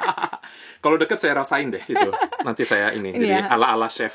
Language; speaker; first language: Indonesian; native; Indonesian